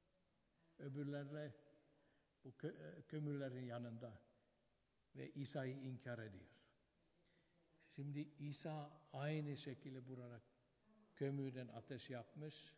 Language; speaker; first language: Turkish; non-native, fluent; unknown